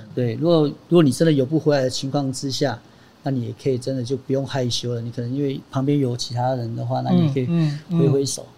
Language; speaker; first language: Chinese; native; Chinese